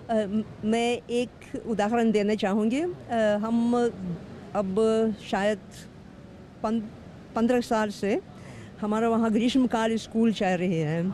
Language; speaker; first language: Hindi; non-native, fluent; Russian